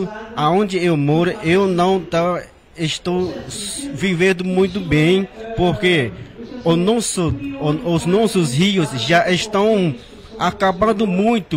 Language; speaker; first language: Portuguese; non-native, local second language; Yanomámi